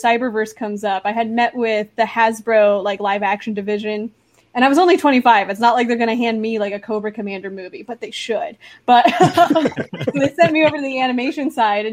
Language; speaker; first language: English; native; English